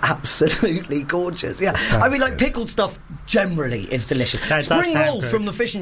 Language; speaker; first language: English; native; English